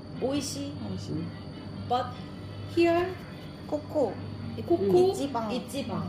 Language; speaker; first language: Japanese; non-native, learner; Korean